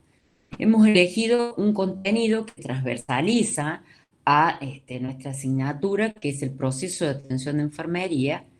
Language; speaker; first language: Spanish; native; Spanish